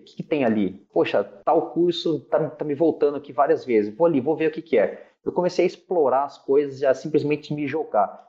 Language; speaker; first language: Portuguese; native; Portuguese